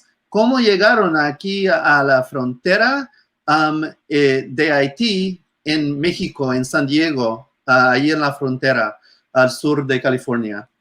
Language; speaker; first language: Spanish; non-native, fluent; English